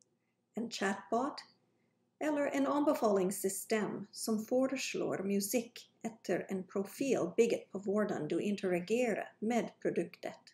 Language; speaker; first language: Norwegian; non-native, fluent; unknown